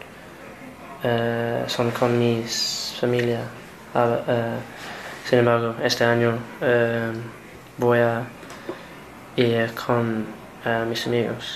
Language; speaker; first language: Spanish; non-native, learner; English